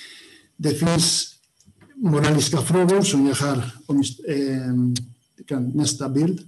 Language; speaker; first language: Swedish; non-native, fluent; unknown